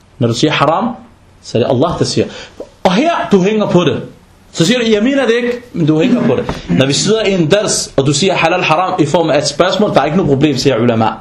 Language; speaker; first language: Danish; non-native, fluent; Arabic